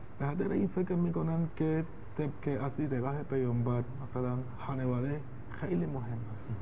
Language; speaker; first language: Persian; non-native, learner; Spanish